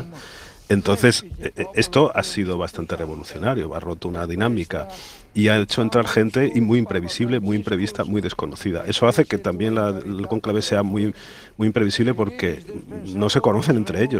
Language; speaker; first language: Spanish; native; Spanish